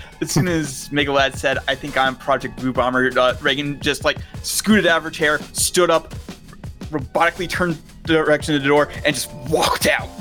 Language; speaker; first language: English; native; English